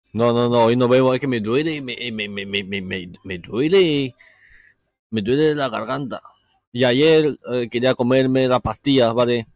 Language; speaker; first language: Spanish; non-native, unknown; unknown